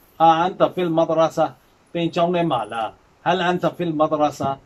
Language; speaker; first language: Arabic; non-native, fluent; Burmese